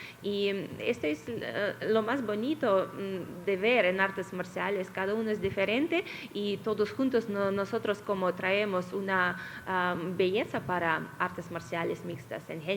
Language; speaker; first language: Spanish; non-native, fluent; Russian